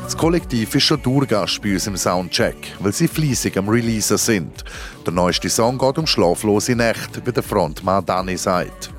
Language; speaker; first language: German; native; German